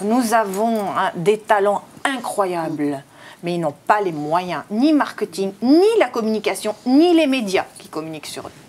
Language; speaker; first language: French; native; French